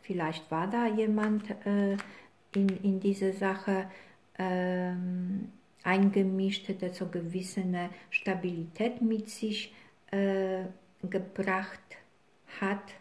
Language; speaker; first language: German; non-native, fluent; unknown